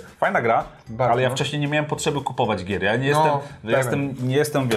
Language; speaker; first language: Polish; native; Polish